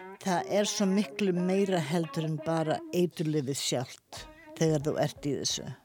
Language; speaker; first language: Icelandic; native; Icelandic